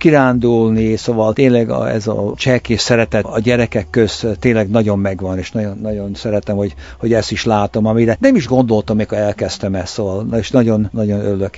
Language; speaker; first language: Hungarian; early bilingual, heritage; Hungarian